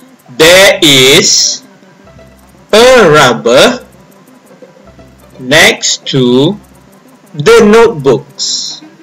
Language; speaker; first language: English; non-native, local second language; Malay